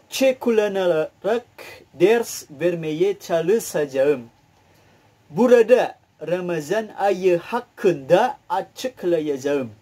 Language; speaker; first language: Turkish; non-native, learner; Indonesian